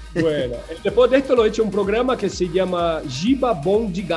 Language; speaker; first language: Spanish; non-native, learner; Portuguese